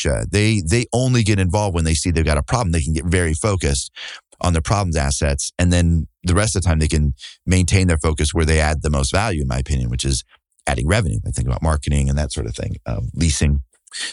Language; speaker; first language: English; native; English